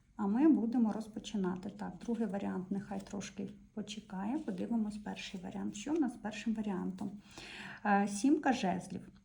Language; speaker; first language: Ukrainian; non-native, local second language; Russian